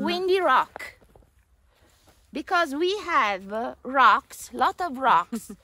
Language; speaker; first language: English; non-native, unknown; Italian